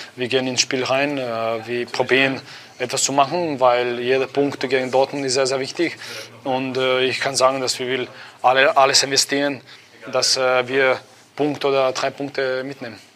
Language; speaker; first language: German; non-native, learner; Croatian